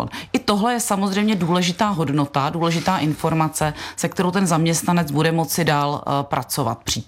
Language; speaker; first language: Czech; native; Czech